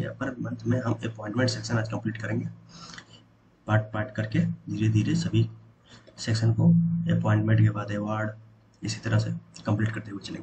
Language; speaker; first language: Hindi; native; Hindi